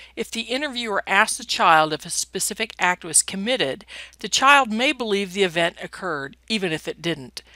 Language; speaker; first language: English; native; English